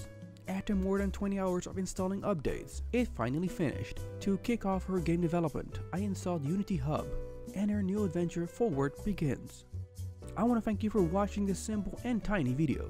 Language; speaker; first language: English; non-native, fluent; Dutch